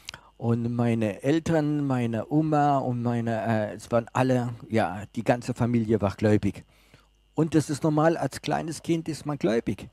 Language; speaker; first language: German; non-native, fluent; French